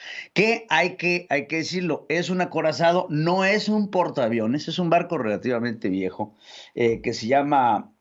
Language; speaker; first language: Spanish; native; Spanish